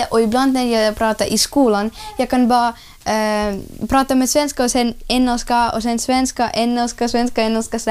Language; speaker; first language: Swedish; non-native, learner; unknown